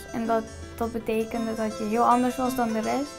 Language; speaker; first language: Dutch; early bilingual, other home language; Spanish